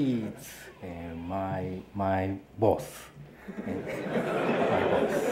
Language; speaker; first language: English; non-native, learner; Japanese